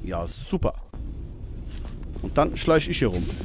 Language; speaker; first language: German; native; German